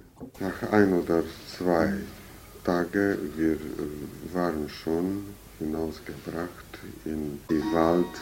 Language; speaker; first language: German; non-native, fluent; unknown